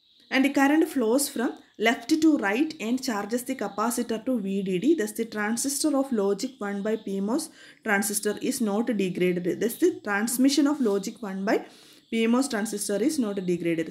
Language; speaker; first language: English; non-native, local second language; Malayalam